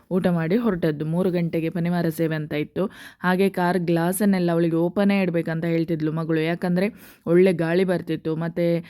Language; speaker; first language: Kannada; non-native, local second language; Konkani